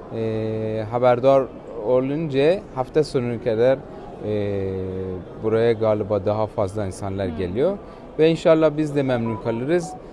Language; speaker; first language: Turkish; non-native, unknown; Persian